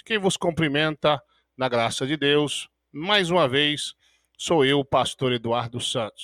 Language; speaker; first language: Portuguese; native; Portuguese